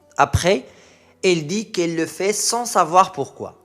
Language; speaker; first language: French; non-native, local second language; Arabic